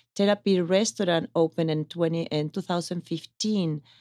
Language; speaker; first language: English; non-native, fluent; Italian